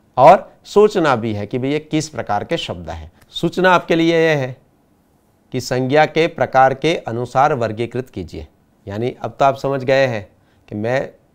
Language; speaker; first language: Hindi; non-native, local second language; Gujarati